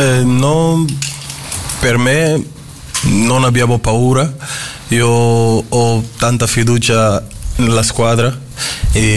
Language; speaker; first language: Italian; non-native, fluent; Portuguese